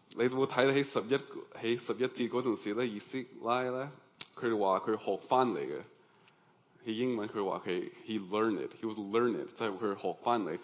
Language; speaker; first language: Cantonese; early bilingual, heritage; Cantonese